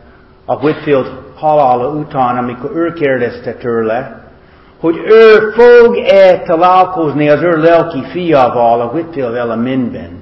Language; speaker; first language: Hungarian; non-native, learner; English